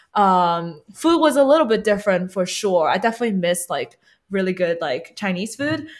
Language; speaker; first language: English; early bilingual, other home language; Chinese